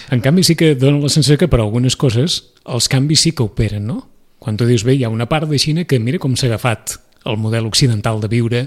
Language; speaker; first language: Catalan; native; Catalan